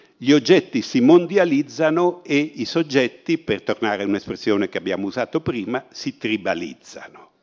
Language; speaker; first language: Italian; native; Italian